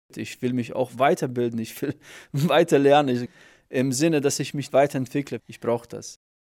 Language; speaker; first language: German; early bilingual, other home language; Bosnian